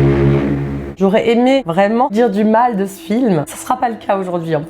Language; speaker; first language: French; native; French